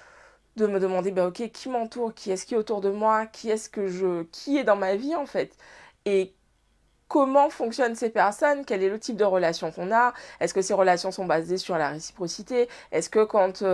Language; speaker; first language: French; native; French